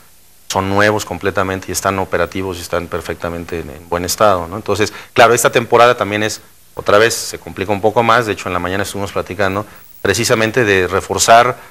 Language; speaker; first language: Spanish; native; Spanish